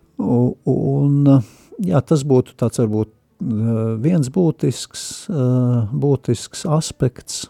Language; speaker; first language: Latvian; native; Latvian